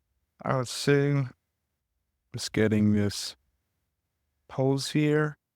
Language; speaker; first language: English; native; English